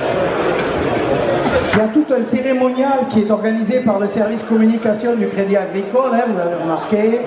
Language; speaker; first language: French; native; French